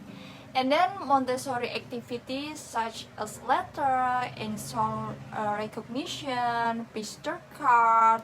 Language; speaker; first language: English; non-native, learner; Indonesian